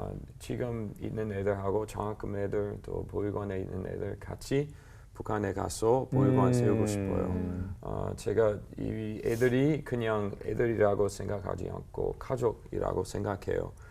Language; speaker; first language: Korean; non-native, learner; English